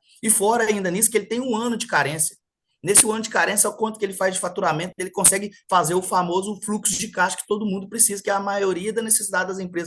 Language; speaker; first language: Portuguese; native; Portuguese